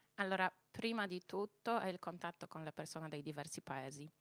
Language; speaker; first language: Italian; non-native, fluent; Polish